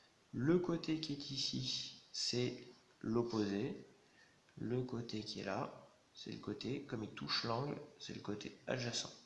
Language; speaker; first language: French; native; French